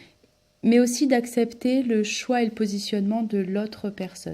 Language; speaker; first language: French; native; French